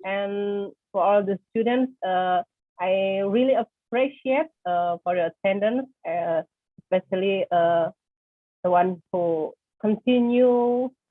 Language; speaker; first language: English; non-native, fluent; Indonesian